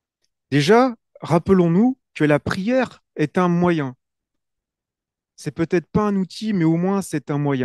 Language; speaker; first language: French; native; French